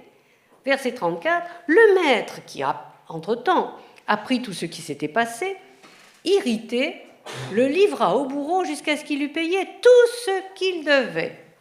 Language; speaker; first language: French; native; French